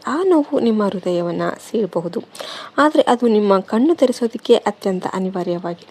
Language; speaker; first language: Kannada; native; Kannada